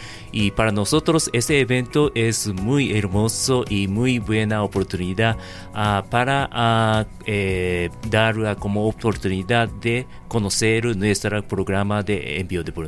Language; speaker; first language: Spanish; non-native, learner; Japanese